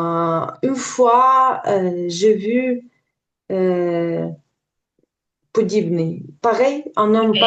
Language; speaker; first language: French; non-native, learner; Ukrainian